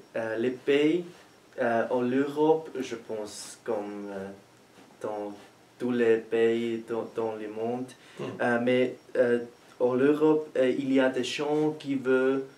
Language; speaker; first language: French; non-native, learner; German